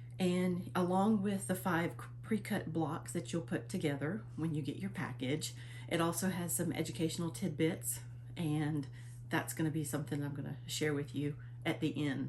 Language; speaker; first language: English; native; English